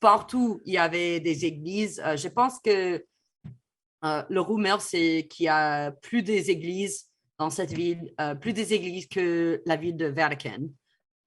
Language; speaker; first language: French; non-native, fluent; English